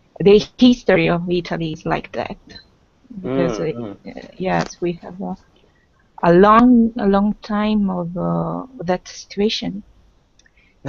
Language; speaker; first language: English; non-native, fluent; Italian